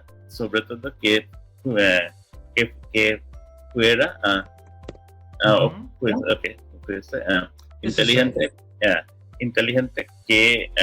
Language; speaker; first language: Spanish; non-native, learner; English